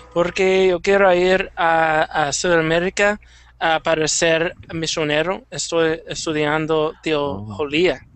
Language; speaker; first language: Spanish; non-native, learner; English